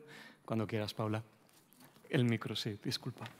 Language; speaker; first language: Spanish; native; Spanish